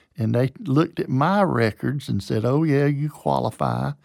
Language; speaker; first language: English; native; English